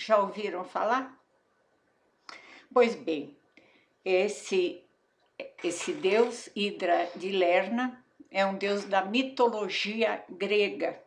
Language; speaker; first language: Portuguese; native; Portuguese